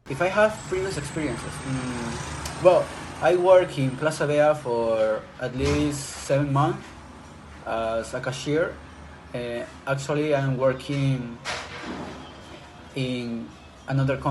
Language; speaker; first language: English; non-native, fluent; Spanish